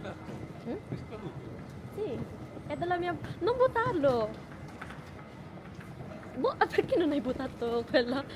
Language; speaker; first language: Italian; non-native, fluent; Filipino